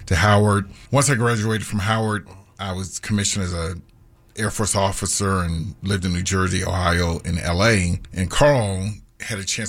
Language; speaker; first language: English; native; English